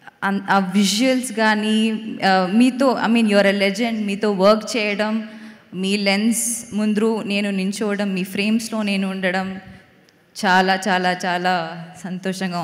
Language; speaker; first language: Telugu; non-native, fluent; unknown